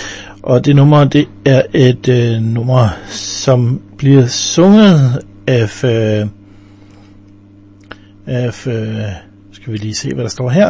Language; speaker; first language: Danish; native; Danish